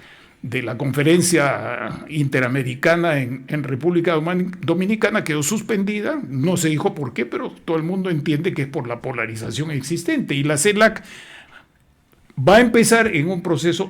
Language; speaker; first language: Spanish; native; Spanish